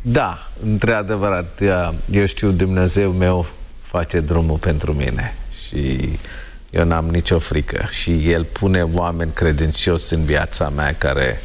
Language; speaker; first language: Romanian; non-native, learner; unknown